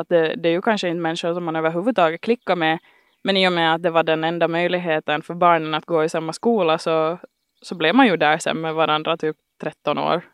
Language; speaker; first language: Swedish; native; Swedish